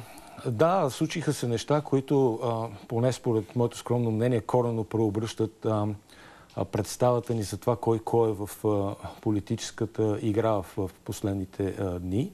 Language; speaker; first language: Bulgarian; native; Bulgarian